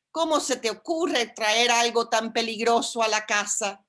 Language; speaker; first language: Spanish; early bilingual, heritage; Spanish